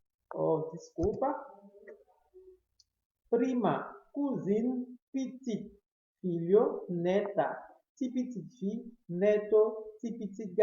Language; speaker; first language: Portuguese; non-native, fluent; Haitian Creole